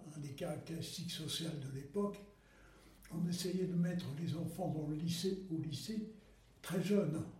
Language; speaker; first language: French; native; French